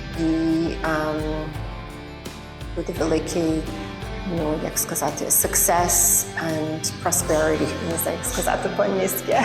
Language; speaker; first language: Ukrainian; early bilingual, heritage; Ukrainian